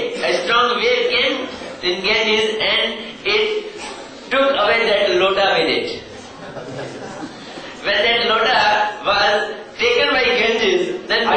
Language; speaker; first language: English; non-native, local second language; Hindi